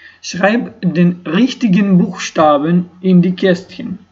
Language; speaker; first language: German; non-native, fluent; Ukrainian